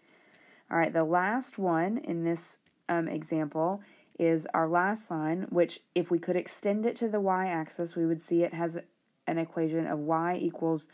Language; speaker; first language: English; native; English